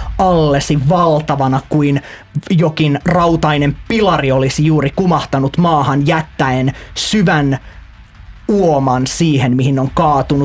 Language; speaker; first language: Finnish; native; Finnish